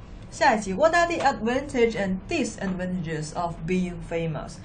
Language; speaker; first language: English; non-native, fluent; Chinese